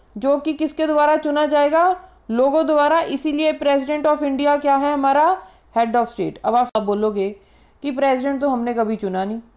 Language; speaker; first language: Hindi; non-native, local second language; Punjabi